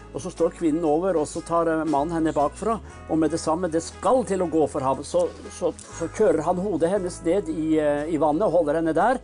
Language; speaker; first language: Norwegian; native; Norwegian